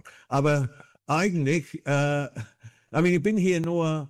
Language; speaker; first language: German; non-native, fluent; English